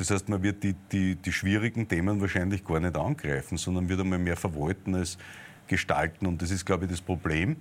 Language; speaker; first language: German; native; German